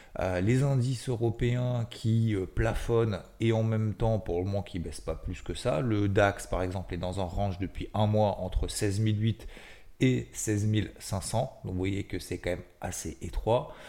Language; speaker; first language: French; native; French